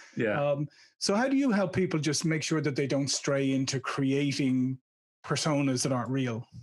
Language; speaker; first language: English; native; English